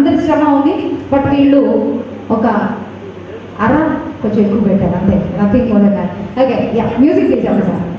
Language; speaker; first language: Telugu; native; Telugu